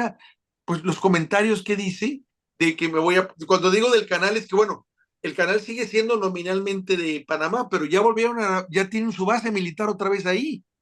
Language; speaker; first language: Spanish; native; Spanish